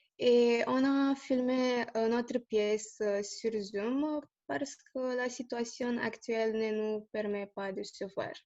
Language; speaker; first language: French; non-native, learner; Romanian